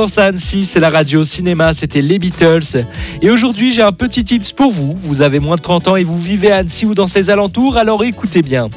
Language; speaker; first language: French; native; French